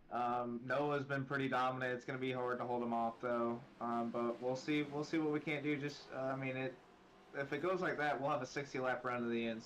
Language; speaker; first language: English; native; English